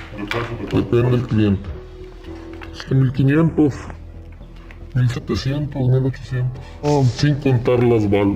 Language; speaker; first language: Spanish; native; Spanish